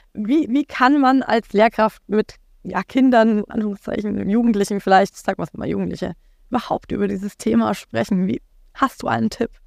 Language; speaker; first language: German; native; German